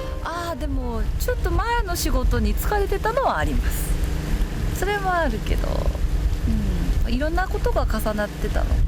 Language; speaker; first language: Japanese; native; Japanese